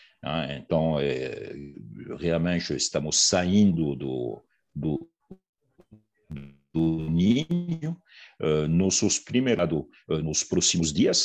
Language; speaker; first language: Portuguese; non-native, fluent; French